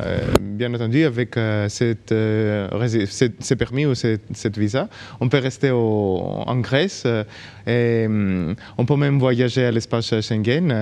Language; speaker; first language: French; non-native, local second language; Greek